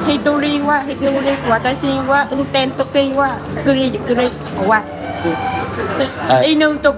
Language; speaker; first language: Japanese; non-native, learner; Vietnamese